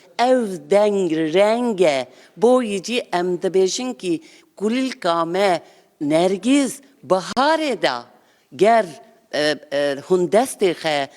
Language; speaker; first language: Kurdish; non-native, local second language; Zaza